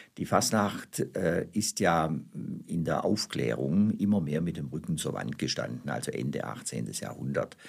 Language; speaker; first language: German; native; German